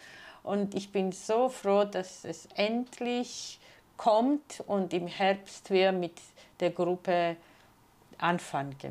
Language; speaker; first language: German; non-native, fluent; Georgian